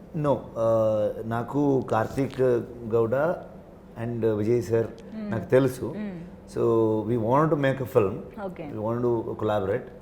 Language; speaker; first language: Telugu; non-native, learner; Kannada